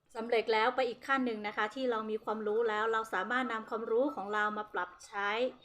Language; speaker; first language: Thai; non-native, local second language; Hmong